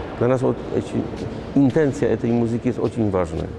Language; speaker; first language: Polish; non-native, learner; Russian